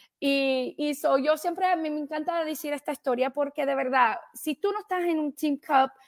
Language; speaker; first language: Spanish; early bilingual, heritage; Spanish